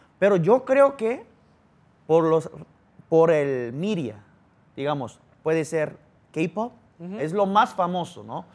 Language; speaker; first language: Spanish; early bilingual, other home language; Korean